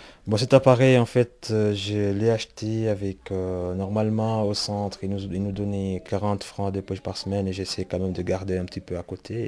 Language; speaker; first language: French; non-native, local second language; Rundi